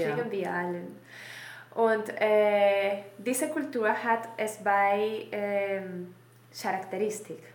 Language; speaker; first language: German; non-native, learner; Spanish